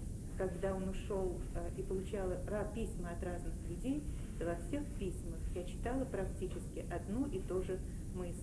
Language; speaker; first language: Russian; native; Russian